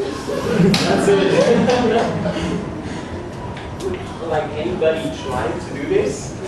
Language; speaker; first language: English; non-native, fluent; German